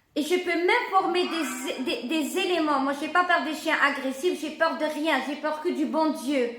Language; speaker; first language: French; non-native, local second language; Arabic